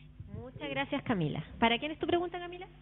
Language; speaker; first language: Spanish; native; Spanish